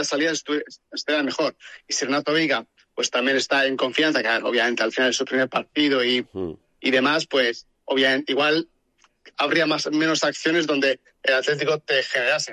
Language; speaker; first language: Spanish; native; Spanish